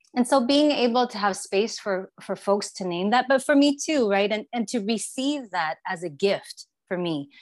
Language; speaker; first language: English; non-native, fluent; Chinese